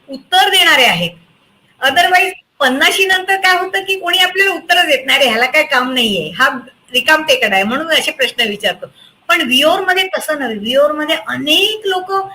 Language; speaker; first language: Marathi; native; Marathi